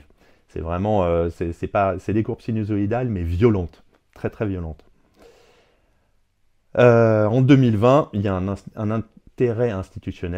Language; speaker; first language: French; native; French